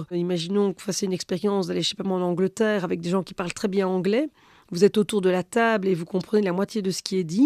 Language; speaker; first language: French; native; French